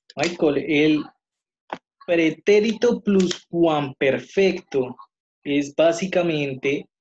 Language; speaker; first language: Spanish; native; Spanish